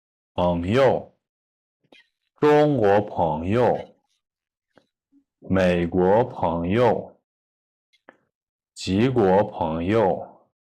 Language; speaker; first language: Chinese; non-native, fluent; Kyrgyz